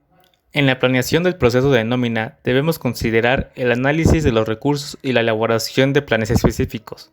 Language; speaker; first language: Spanish; native; Spanish